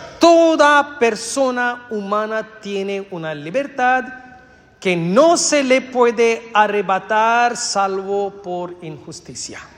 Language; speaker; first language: Spanish; non-native, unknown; Malayalam